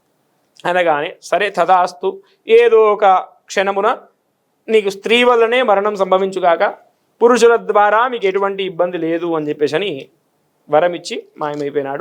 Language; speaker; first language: Telugu; native; Telugu